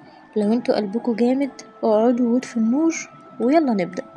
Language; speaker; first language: Arabic; native; Arabic